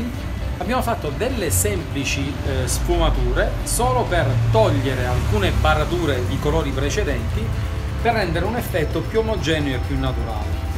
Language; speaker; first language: Italian; native; Italian